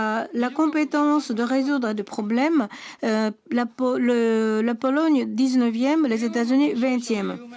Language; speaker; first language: French; non-native, fluent; Japanese